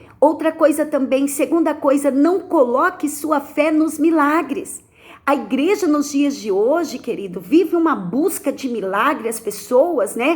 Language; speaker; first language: Portuguese; native; Portuguese